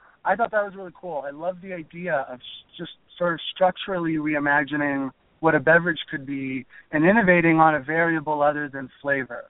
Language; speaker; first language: English; native; English